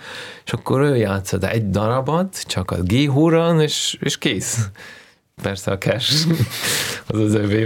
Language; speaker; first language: Hungarian; non-native, fluent; Russian